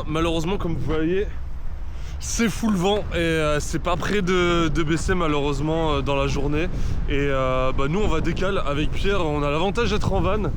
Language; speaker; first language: French; native; French